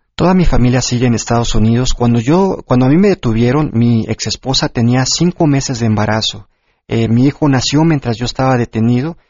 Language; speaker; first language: Spanish; early bilingual, heritage; Spanish